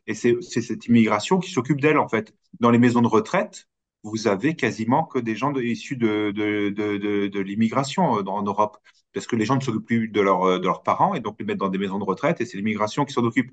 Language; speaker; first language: French; native; French